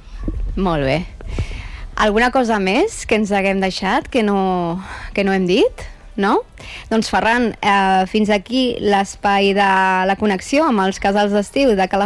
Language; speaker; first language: Catalan; native; Catalan